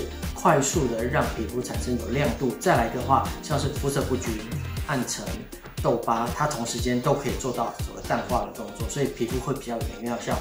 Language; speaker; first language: Chinese; native; Chinese